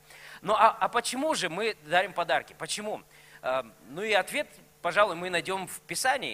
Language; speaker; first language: Russian; native; Russian